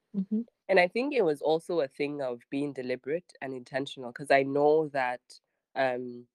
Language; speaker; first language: English; non-native, local second language; Hausa